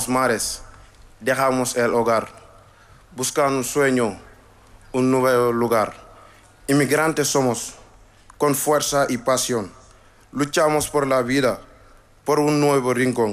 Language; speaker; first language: Spanish; non-native, learner; Wolof